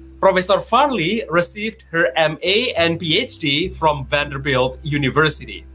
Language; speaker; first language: English; non-native, fluent; Indonesian